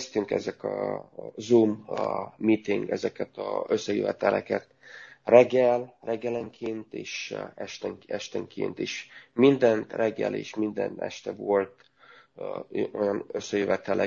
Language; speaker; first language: Hungarian; non-native, learner; Romanian